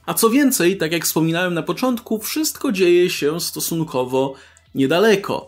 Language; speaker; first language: Polish; native; Polish